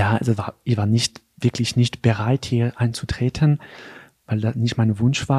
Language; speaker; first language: German; non-native, local second language; French